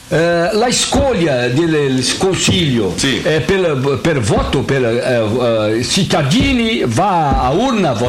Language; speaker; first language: Italian; non-native, learner; Portuguese